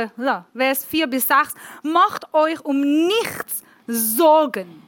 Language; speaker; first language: German; non-native, learner; Persian